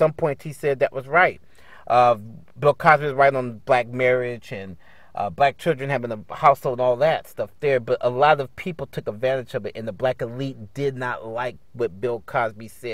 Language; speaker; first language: English; native; English